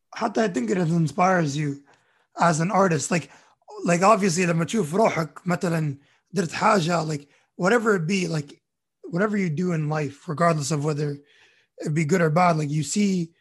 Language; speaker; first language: English; early bilingual, other home language; Arabic